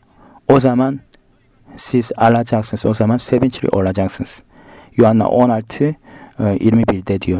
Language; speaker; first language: Turkish; non-native, fluent; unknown